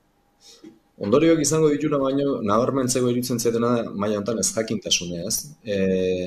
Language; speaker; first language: Basque; native; Basque